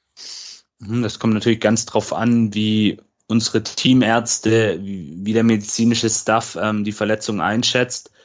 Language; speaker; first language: German; native; German